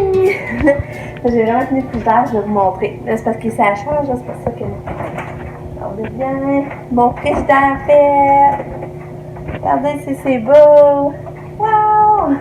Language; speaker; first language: French; native; French